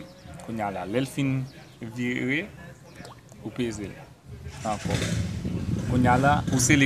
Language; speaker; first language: French; non-native, local second language; Haitian Creole